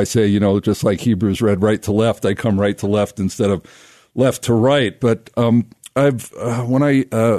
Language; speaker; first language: English; native; English